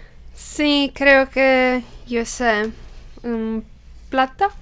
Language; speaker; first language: Spanish; non-native, learner; Czech